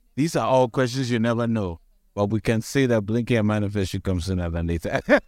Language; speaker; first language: English; non-native, local second language; Akan